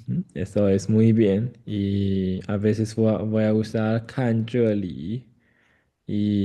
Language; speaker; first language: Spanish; non-native, fluent; Chinese